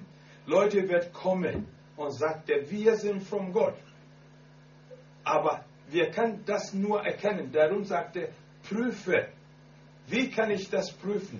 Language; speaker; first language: German; non-native, learner; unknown